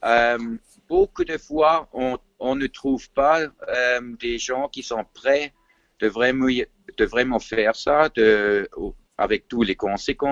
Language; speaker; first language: French; non-native, fluent; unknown